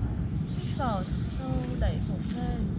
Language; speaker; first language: Vietnamese; native; Vietnamese